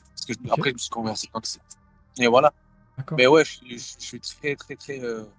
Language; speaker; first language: French; early bilingual, other home language; Thai